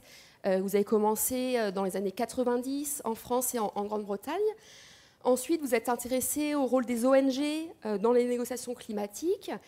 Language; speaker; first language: French; native; French